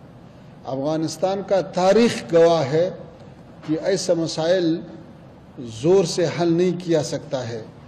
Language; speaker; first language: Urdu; non-native, fluent; Pashto